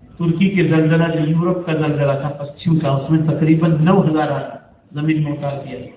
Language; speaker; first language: Urdu; non-native, local second language; Gujarati